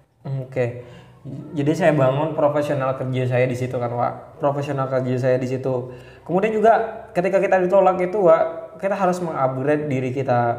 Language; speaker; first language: Indonesian; native; Indonesian